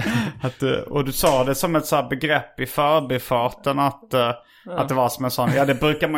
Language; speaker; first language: Swedish; native; Swedish